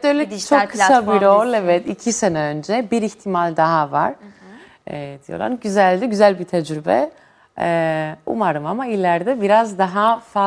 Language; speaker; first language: Turkish; non-native, fluent; Greek